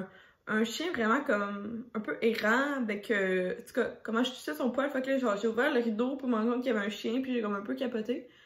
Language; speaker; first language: French; native; French